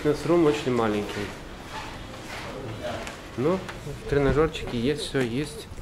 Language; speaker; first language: Russian; native; Russian